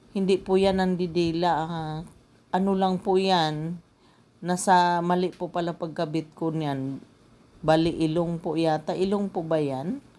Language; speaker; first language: Filipino; non-native, local second language; Cebuano